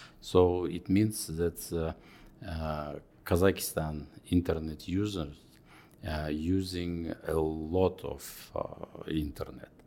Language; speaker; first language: English; non-native, fluent; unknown